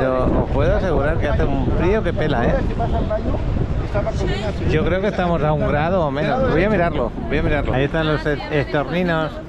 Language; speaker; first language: Spanish; native; Spanish